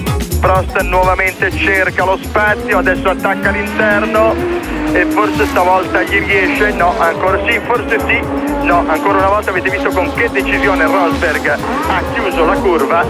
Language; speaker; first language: Italian; native; Italian